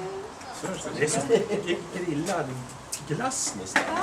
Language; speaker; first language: Swedish; native; Swedish